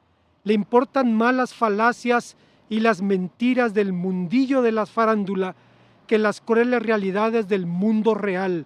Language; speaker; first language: Spanish; native; Spanish